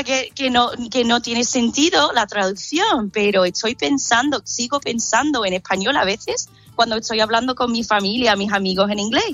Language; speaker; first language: Spanish; non-native, fluent; English